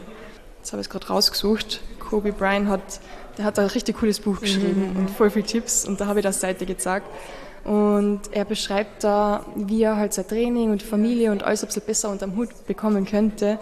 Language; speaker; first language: German; native; German